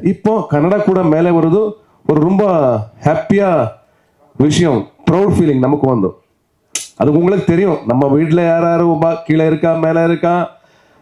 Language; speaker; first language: Tamil; non-native, local second language; Kannada